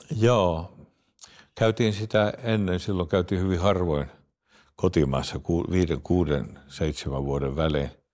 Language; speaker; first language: Finnish; early bilingual, heritage; Finnish